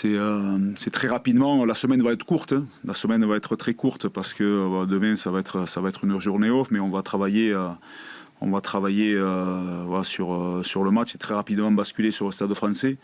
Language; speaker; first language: French; native; French